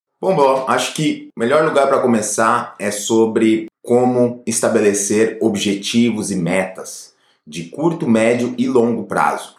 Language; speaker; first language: Portuguese; native; Portuguese